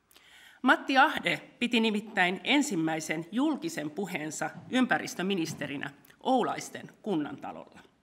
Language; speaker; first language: Finnish; native; Finnish